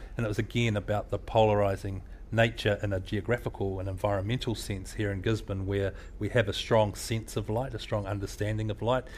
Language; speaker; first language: English; native; English